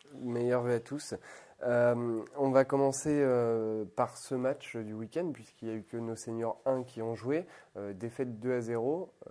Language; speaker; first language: French; native; French